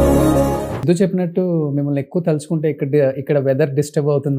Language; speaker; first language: Telugu; native; Telugu